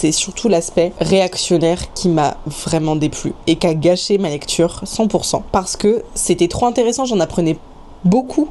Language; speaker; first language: French; native; French